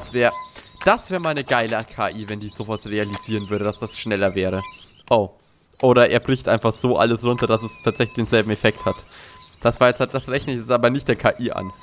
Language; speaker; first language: German; native; German